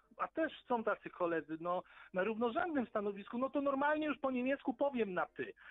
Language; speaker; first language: Polish; native; Polish